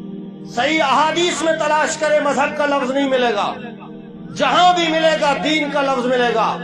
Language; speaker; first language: Urdu; native; Urdu